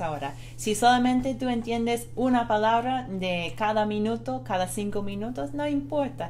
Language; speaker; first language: Spanish; non-native, fluent; English